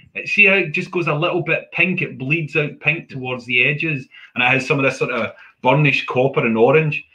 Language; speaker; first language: English; native; English